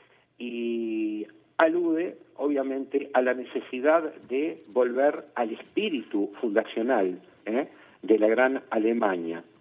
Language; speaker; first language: Spanish; native; Spanish